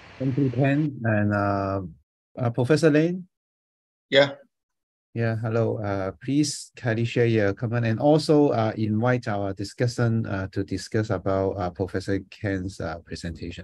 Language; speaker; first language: English; non-native, fluent; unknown